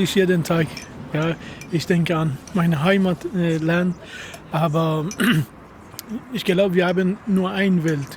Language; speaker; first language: German; non-native, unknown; Persian